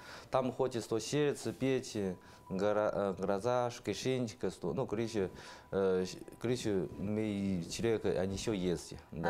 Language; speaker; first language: Russian; non-native, learner; Chinese